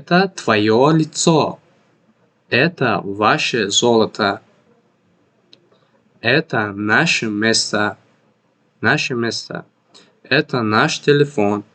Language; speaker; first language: Russian; non-native, fluent; Tajik